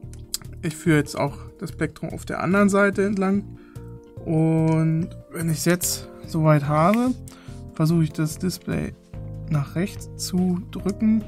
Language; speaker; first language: German; native; German